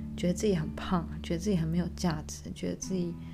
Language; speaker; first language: Chinese; early bilingual, other home language; English